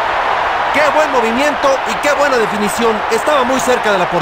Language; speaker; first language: Spanish; native; Spanish